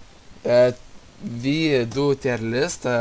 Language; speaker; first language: English; non-native, learner; Russian